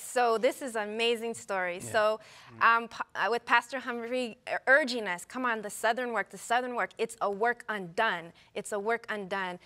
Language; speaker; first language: English; native; English